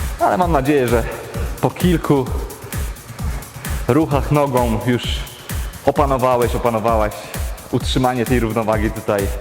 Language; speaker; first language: Polish; native; Polish